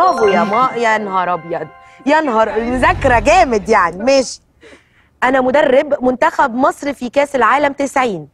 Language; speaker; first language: Arabic; native; Arabic